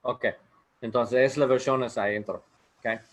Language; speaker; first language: Spanish; non-native, learner; English